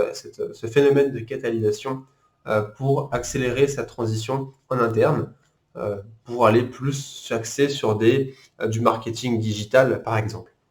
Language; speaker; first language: French; native; French